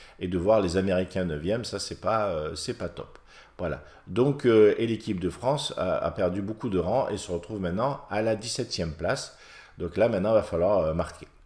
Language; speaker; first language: French; native; French